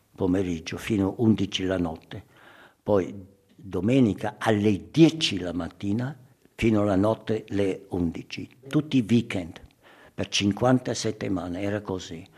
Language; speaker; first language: Italian; early bilingual, heritage; German